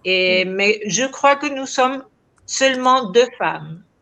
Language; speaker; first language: French; non-native, fluent; Spanish